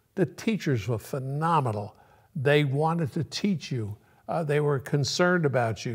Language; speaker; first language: English; early bilingual, other home language; Yiddish